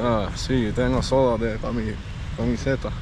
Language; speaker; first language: Spanish; non-native, learner; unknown